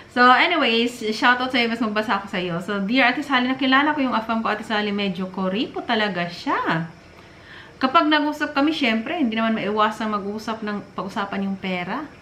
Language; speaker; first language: Filipino; non-native, local second language; Cebuano